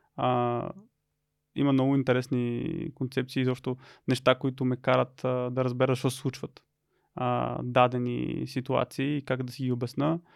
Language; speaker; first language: Bulgarian; native; Bulgarian